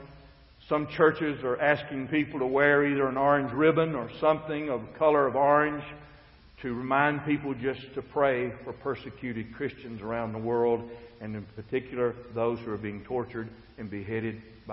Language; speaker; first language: English; native; English